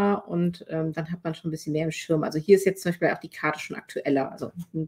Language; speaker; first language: German; native; German